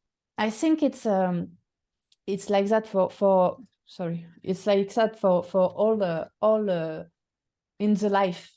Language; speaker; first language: English; non-native, fluent; French